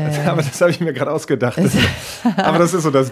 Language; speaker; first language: German; native; German